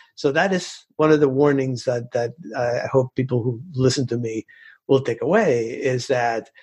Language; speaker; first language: English; early bilingual, other home language; Spanish